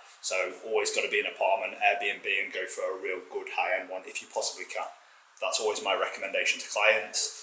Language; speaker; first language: English; native; English